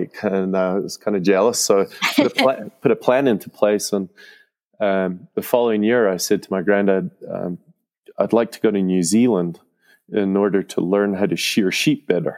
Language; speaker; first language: English; native; English